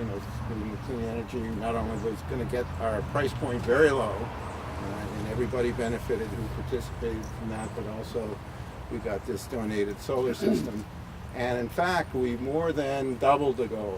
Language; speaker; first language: English; native; English